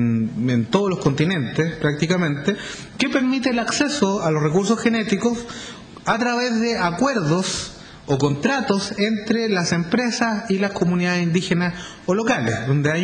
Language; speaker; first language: Spanish; native; Spanish